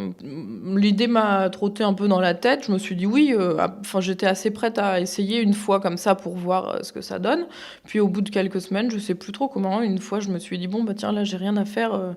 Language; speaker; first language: French; native; French